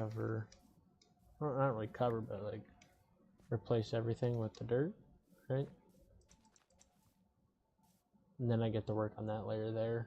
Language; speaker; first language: English; native; English